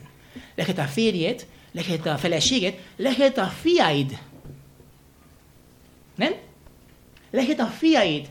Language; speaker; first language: Hungarian; non-native, fluent; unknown